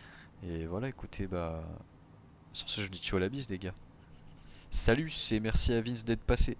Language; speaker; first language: French; native; French